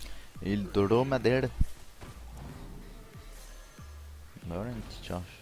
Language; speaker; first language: French; native; French